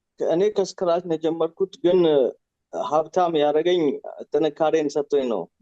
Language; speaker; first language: Amharic; native; Amharic